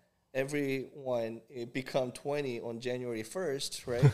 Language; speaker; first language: English; non-native, fluent; Korean